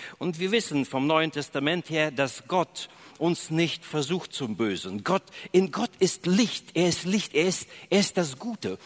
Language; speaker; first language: German; early bilingual, other home language; Russian